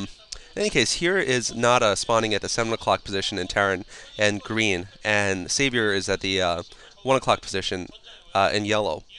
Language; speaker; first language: English; native; English